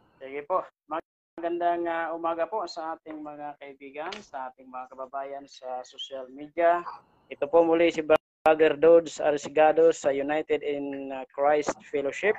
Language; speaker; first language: Filipino; native; Filipino